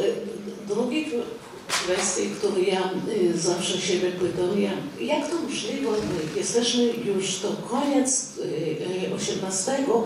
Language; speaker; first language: Polish; non-native, fluent; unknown